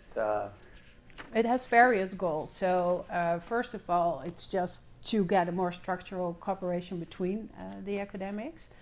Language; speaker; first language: English; non-native, fluent; Dutch